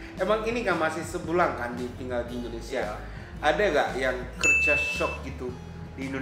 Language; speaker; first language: Indonesian; non-native, fluent; Japanese